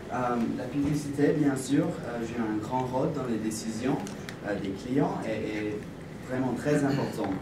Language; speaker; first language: French; non-native, learner; English